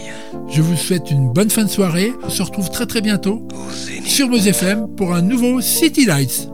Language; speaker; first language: French; native; French